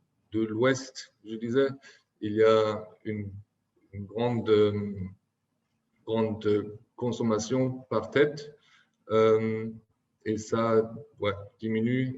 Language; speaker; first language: French; non-native, fluent; German